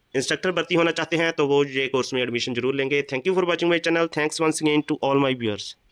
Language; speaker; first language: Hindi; non-native, local second language; Punjabi